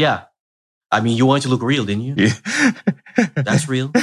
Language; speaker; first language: English; native; English